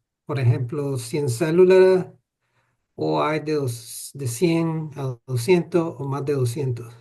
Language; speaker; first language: Spanish; non-native, fluent; English